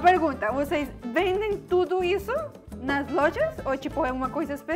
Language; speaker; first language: Portuguese; non-native, fluent; Spanish